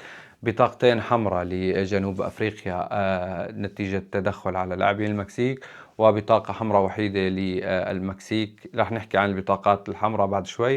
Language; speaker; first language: Arabic; native; Arabic